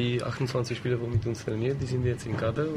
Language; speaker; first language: German; non-native, learner; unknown